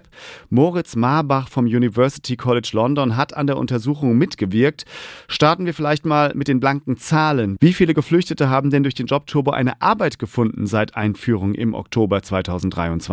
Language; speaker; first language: German; native; German